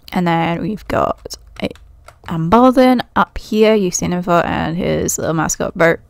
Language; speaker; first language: English; native; English